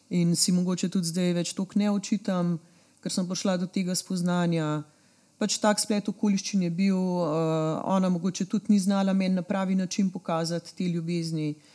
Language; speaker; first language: Slovenian; native; Slovenian